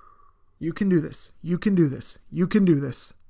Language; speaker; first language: English; native; English